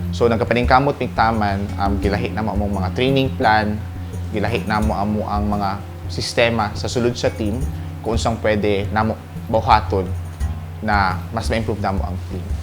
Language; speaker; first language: Cebuano; native; Cebuano